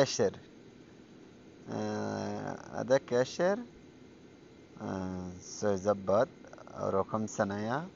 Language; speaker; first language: Arabic; non-native, learner; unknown